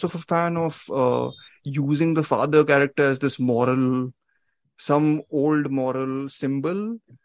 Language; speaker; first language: English; non-native, local second language; Hindi